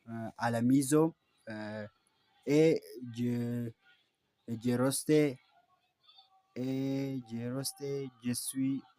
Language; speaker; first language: French; non-native, learner; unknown